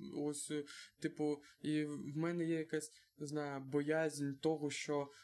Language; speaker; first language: Ukrainian; non-native, local second language; Russian